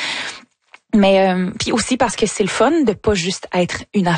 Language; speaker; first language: French; native; French